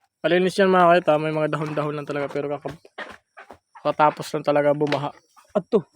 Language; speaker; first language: Filipino; non-native, local second language; Masbatenyo